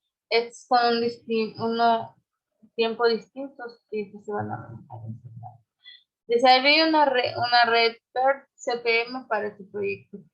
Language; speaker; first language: Spanish; native; Spanish